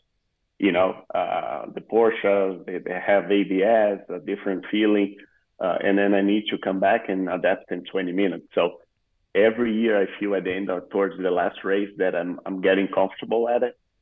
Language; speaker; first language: English; non-native, fluent; Portuguese